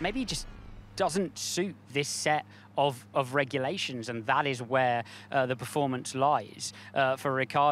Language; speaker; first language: English; native; English